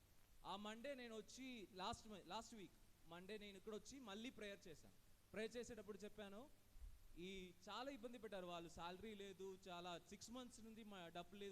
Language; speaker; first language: Telugu; non-native, fluent; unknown